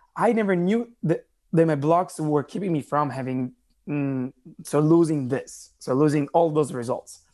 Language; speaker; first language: English; non-native, fluent; Italian